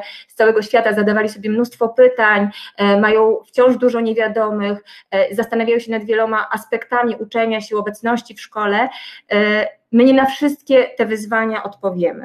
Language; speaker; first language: Polish; native; Polish